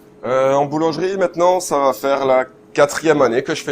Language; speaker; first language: French; native; French